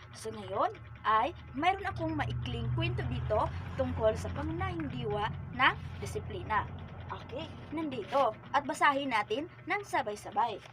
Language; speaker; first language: Filipino; non-native, local second language; Cebuano